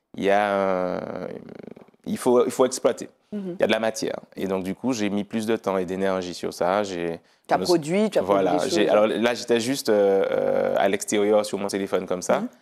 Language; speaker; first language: French; native; French